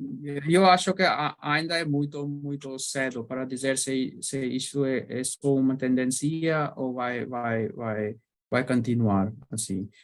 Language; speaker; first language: Portuguese; non-native, learner; Bangla